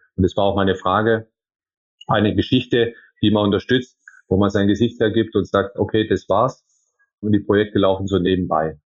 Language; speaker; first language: German; early bilingual, other home language; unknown